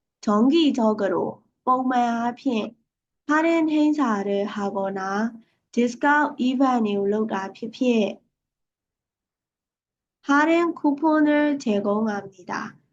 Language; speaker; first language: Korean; non-native, fluent; Burmese